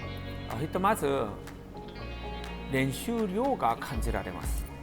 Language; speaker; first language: Japanese; non-native, learner; Korean